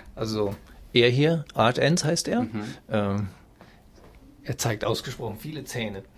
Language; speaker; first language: German; native; German